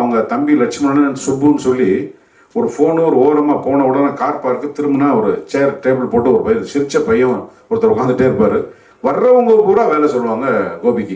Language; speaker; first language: Tamil; native; Tamil